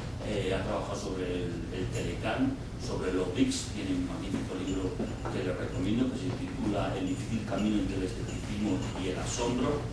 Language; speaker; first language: Spanish; native; Spanish